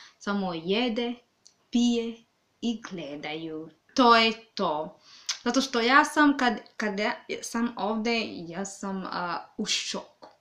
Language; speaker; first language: Serbian; non-native, learner; Swahili